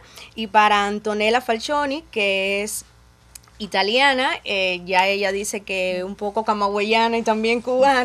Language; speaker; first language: Spanish; native; Spanish